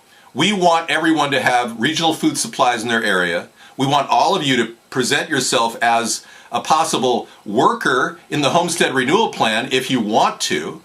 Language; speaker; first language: English; native; English